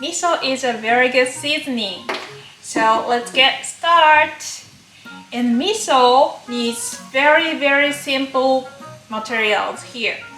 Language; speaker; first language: English; non-native, learner; Japanese